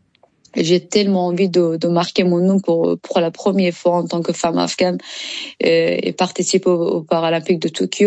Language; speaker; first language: French; non-native, learner; Persian